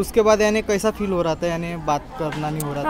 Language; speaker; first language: Hindi; non-native, local second language; Marathi